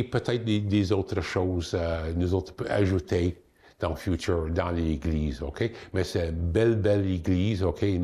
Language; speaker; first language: French; non-native, local second language; English